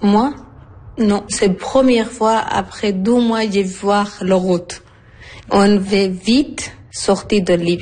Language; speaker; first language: French; non-native, learner; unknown